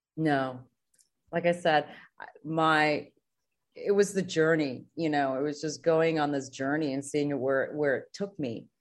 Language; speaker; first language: English; native; English